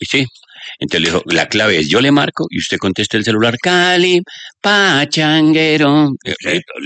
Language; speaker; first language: Spanish; native; Spanish